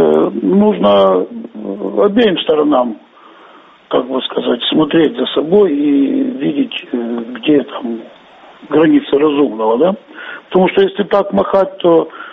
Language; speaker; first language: Russian; native; Russian